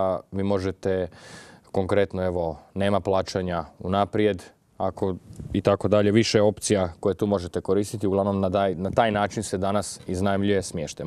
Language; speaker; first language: Croatian; native; Croatian